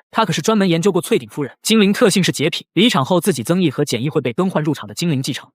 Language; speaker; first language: Chinese; native; Chinese